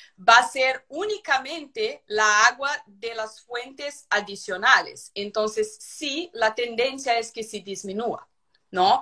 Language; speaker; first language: Spanish; non-native, fluent; Portuguese